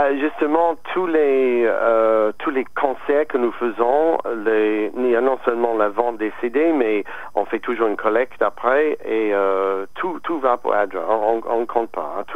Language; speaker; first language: French; non-native, fluent; English